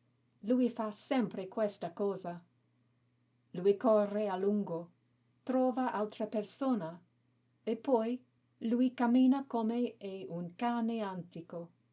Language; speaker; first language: Italian; non-native, learner; English